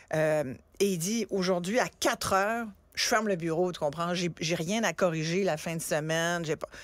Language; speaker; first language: French; early bilingual, other home language; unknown